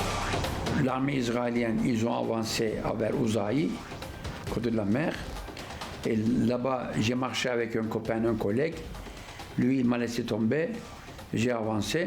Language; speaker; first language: French; non-native, fluent; Turkish